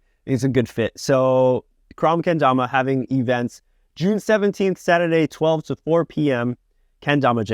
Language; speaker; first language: English; native; English